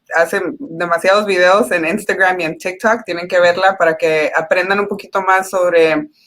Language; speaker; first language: Spanish; early bilingual, heritage; Spanish